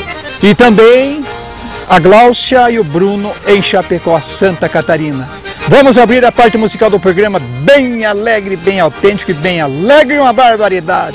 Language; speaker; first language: Portuguese; native; Portuguese